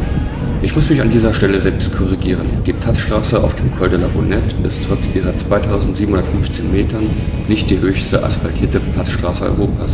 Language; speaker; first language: German; native; German